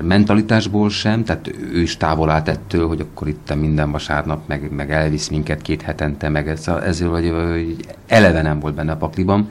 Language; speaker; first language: Hungarian; native; Hungarian